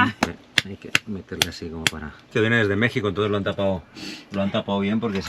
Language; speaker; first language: Spanish; native; Spanish